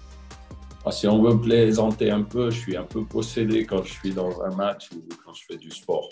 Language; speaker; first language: French; native; French